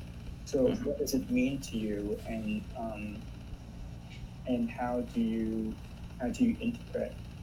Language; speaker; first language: English; non-native, fluent; Vietnamese